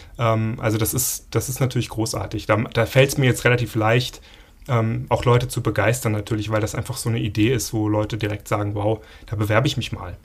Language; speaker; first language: German; native; German